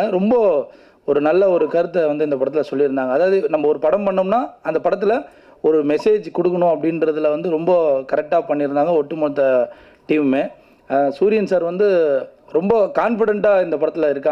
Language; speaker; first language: Tamil; native; Tamil